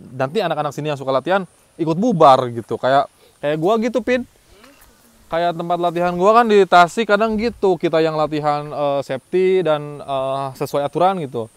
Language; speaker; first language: Indonesian; native; Indonesian